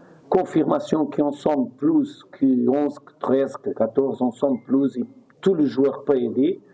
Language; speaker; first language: French; non-native, fluent; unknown